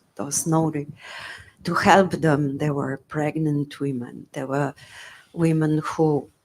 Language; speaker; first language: English; non-native, fluent; Slovenian